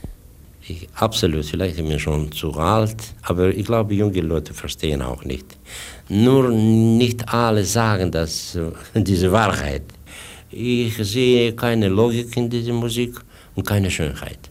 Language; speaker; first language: German; non-native, fluent; Russian